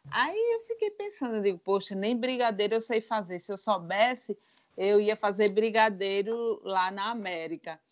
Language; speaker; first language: Portuguese; native; Portuguese